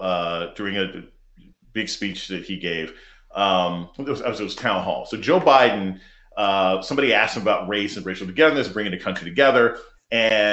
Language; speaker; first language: English; native; English